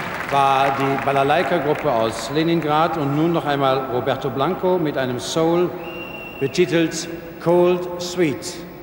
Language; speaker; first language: German; native; German